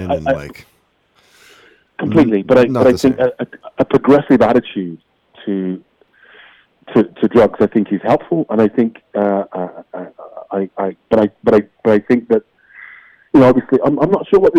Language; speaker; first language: English; native; English